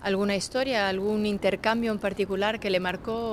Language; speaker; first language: Spanish; native; Spanish